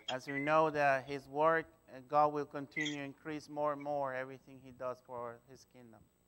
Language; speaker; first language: English; non-native, fluent; Spanish